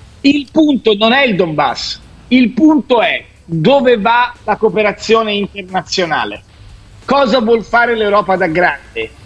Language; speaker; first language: Italian; native; Italian